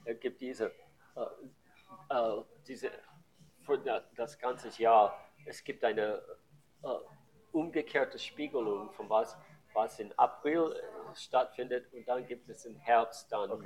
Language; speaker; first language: German; non-native, learner; English